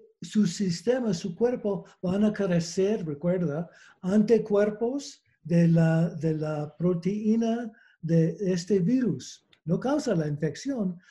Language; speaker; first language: Spanish; non-native, learner; English